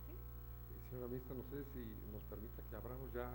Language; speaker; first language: Spanish; native; Spanish